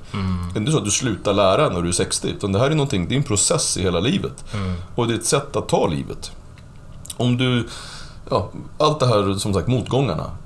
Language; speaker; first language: Swedish; native; Swedish